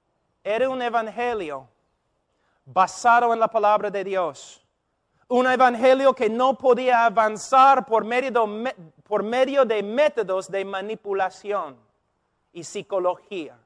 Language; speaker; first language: Spanish; non-native, fluent; English